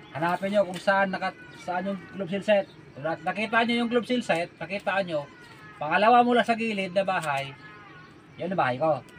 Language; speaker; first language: Filipino; non-native, local second language; Cebuano